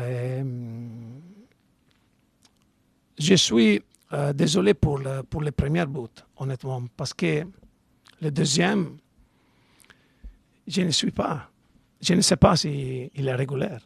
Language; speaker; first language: French; non-native, learner; Italian